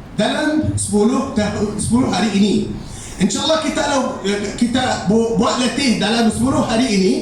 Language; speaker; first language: Malay; non-native, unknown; Arabic